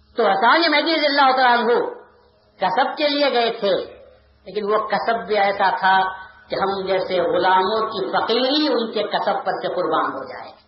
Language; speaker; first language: Urdu; native; Urdu